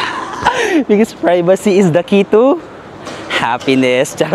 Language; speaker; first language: English; non-native, local second language; Filipino